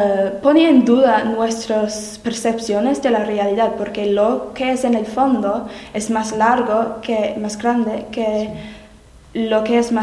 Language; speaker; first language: Spanish; non-native, learner; English